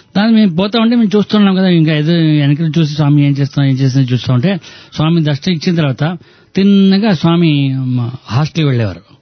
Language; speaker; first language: Telugu; native; Telugu